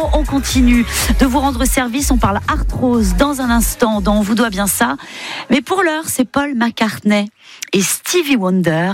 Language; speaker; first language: French; native; French